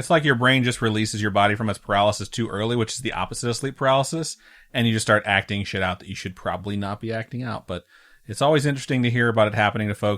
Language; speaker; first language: English; native; English